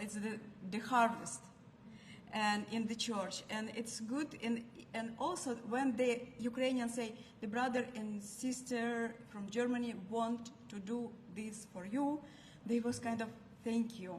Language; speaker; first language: English; non-native, learner; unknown